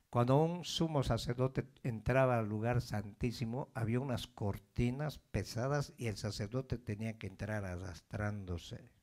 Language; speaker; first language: Spanish; native; Spanish